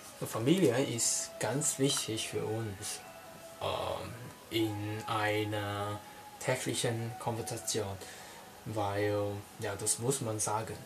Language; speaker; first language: German; non-native, learner; Cantonese